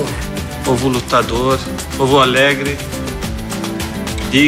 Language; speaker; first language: Portuguese; non-native, fluent; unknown